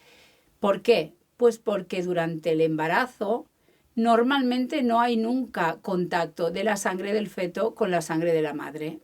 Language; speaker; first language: Spanish; native; Spanish